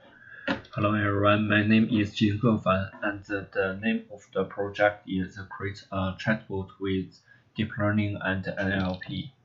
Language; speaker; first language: English; non-native, learner; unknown